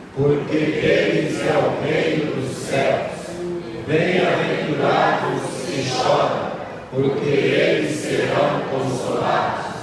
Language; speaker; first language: Portuguese; native; Portuguese